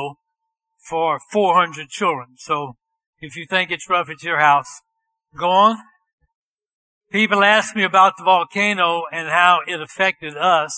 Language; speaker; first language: English; native; English